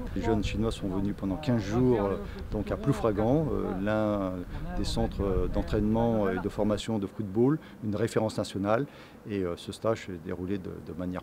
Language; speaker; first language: French; native; French